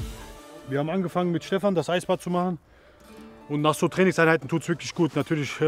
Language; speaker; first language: German; native; German